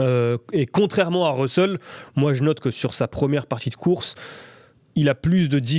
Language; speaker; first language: French; native; French